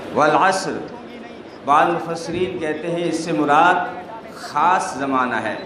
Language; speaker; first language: Urdu; non-native, local second language; Gujarati